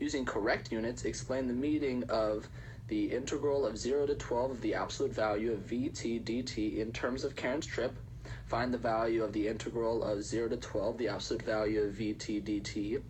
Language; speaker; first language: English; native; English